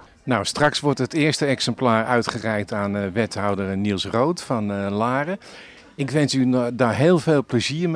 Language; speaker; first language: Dutch; native; Dutch